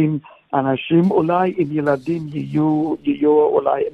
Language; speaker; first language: Hebrew; non-native, fluent; English